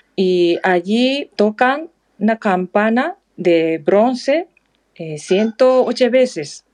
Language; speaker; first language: Spanish; non-native, fluent; Japanese